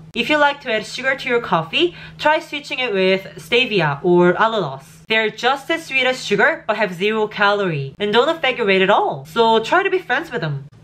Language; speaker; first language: English; non-native, fluent; Korean